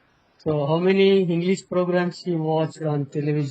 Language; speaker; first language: English; non-native, local second language; Telugu